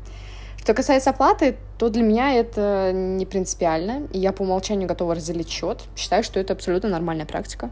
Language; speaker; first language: Russian; native; Russian